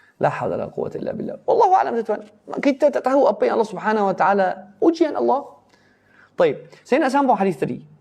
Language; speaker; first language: Malay; non-native, fluent; Arabic